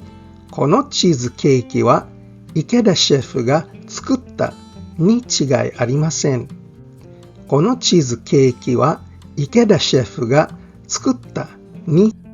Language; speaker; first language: Japanese; non-native, fluent; English